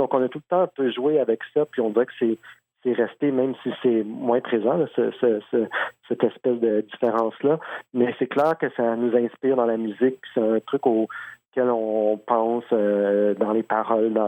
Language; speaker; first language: French; native; French